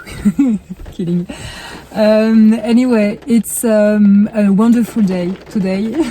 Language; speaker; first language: English; non-native, fluent; French